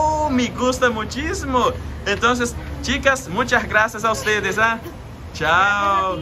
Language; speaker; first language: Spanish; non-native, learner; Portuguese